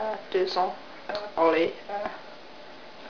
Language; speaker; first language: French; non-native, learner; English